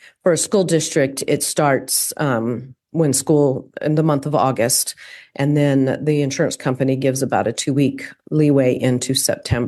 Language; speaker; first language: English; native; English